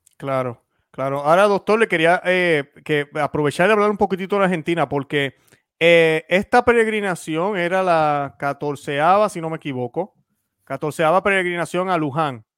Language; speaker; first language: Spanish; native; Spanish